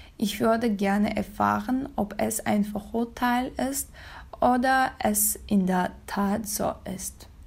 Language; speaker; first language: German; non-native, learner; Russian